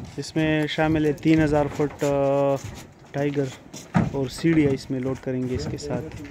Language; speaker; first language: Urdu; non-native, local second language; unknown